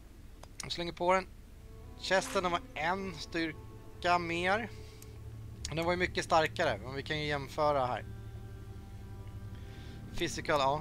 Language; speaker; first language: Swedish; native; Swedish